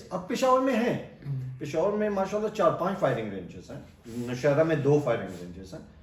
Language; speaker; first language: Urdu; non-native, local second language; Pashto